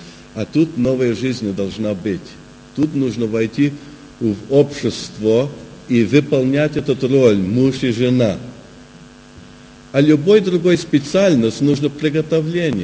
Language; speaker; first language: Russian; early bilingual, heritage; Russian